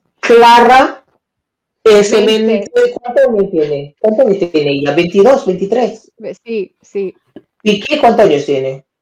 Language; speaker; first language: Spanish; non-native, learner; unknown